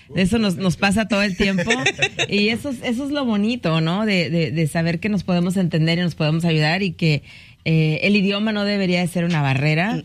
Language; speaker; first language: Spanish; native; Spanish